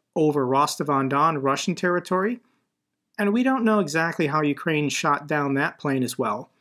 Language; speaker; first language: English; native; English